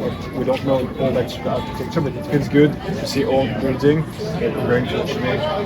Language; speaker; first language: English; non-native, fluent; French